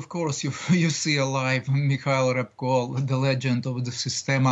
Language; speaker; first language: English; non-native, learner; Latvian